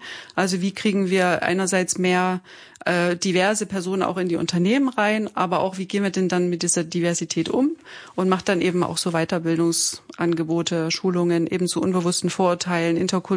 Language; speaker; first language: German; native; German